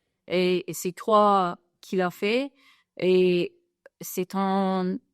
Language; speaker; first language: French; non-native, fluent; English